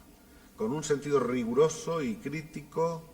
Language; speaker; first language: Spanish; native; Spanish